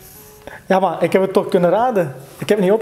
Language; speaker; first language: Dutch; early bilingual, other home language; Turkish